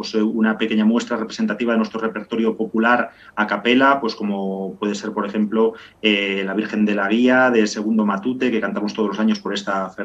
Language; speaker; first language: Spanish; native; Spanish